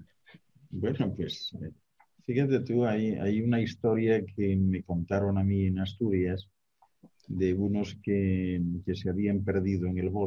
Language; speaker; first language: Spanish; native; Spanish